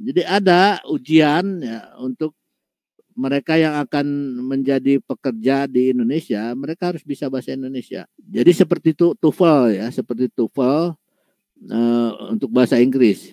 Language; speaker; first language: Indonesian; native; Indonesian